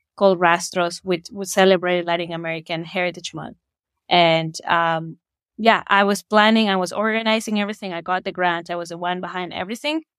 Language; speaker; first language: English; non-native, fluent; Spanish